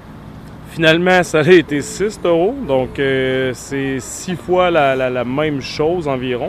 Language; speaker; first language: French; native; French